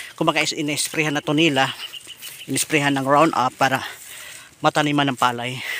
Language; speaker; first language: Filipino; non-native, local second language; Iloko